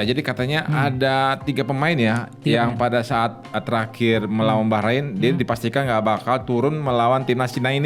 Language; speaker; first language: Indonesian; native; Indonesian